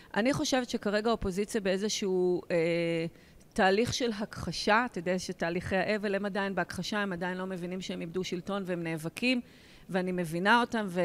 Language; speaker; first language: Hebrew; native; Hebrew